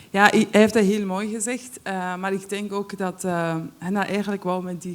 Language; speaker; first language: Dutch; non-native, fluent; Kurdish